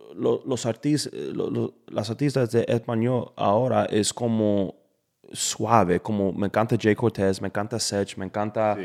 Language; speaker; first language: Spanish; non-native, learner; English